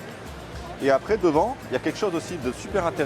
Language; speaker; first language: French; native; French